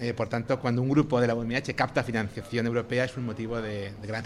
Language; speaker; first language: Spanish; native; Spanish